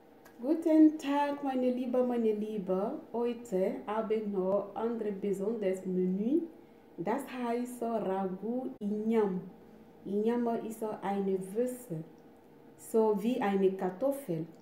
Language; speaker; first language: German; non-native, learner; French